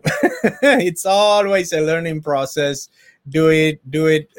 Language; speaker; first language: English; non-native, fluent; Italian